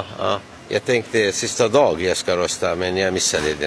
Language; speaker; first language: Swedish; non-native, learner; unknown